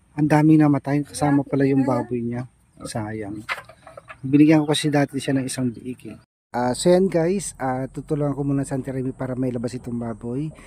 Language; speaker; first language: Filipino; non-native, local second language; Iloko